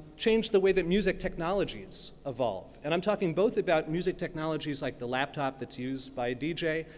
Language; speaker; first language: English; native; English